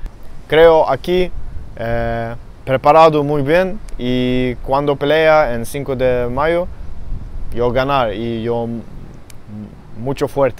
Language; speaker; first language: Spanish; non-native, learner; Swedish